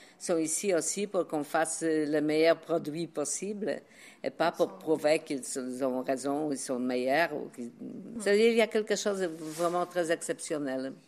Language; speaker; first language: French; non-native, fluent; Polish